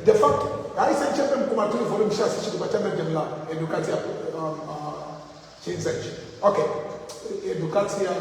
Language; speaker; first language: Romanian; non-native, learner; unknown